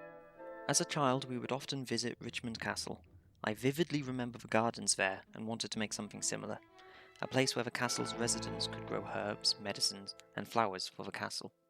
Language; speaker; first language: English; native; English